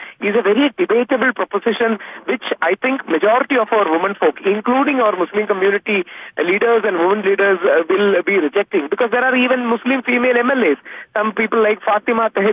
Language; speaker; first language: English; non-native, local second language; Malayalam